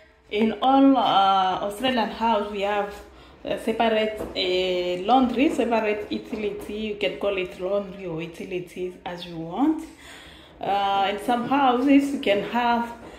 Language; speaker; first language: English; non-native, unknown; Swahili